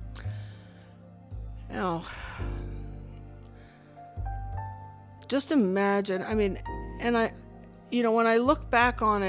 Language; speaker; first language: English; native; English